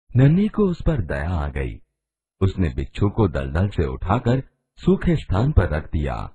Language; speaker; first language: Hindi; non-native, local second language; Gujarati